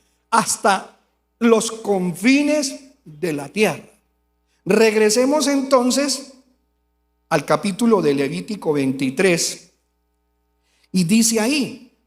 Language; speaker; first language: Spanish; native; Spanish